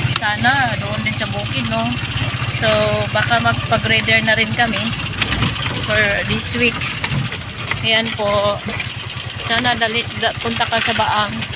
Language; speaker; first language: Filipino; non-native, local second language; Cebuano